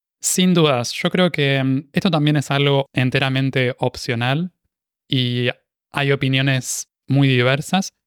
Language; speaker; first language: Spanish; native; Spanish